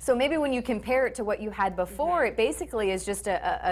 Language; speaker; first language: English; native; English